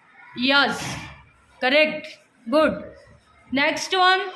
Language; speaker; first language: English; non-native, local second language; Urdu